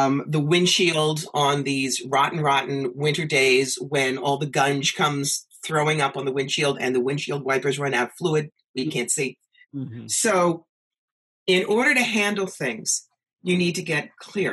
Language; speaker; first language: English; native; English